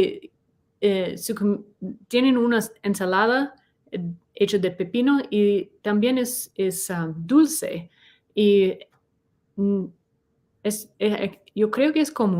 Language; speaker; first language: Spanish; non-native, fluent; English